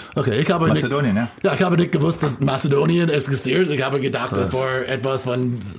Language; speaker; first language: German; non-native, fluent; English